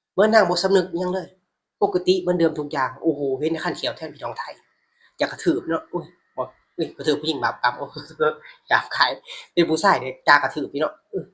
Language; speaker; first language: Thai; native; Thai